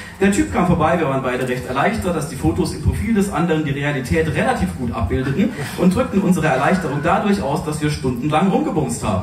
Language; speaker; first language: German; native; German